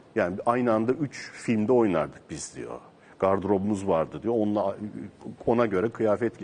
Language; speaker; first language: Turkish; native; Turkish